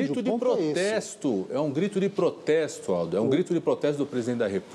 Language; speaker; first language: Portuguese; native; Portuguese